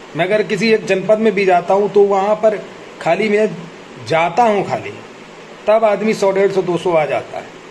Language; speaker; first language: Hindi; native; Hindi